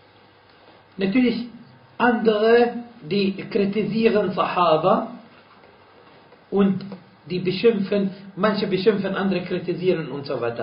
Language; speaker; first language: German; non-native, fluent; Arabic